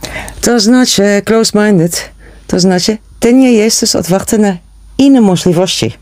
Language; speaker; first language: Polish; non-native, learner; Dutch